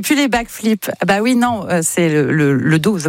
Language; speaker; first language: French; native; French